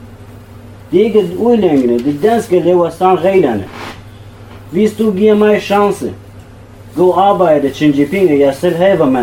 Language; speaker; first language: Danish; non-native, learner; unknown